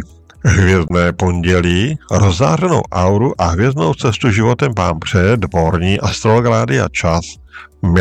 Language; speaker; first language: Czech; native; Czech